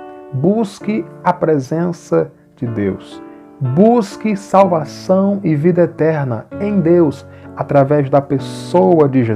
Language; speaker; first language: Portuguese; native; Portuguese